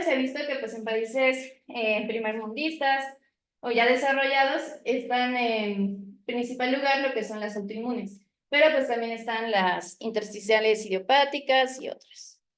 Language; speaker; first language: Spanish; native; Spanish